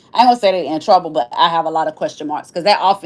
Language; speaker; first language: English; native; English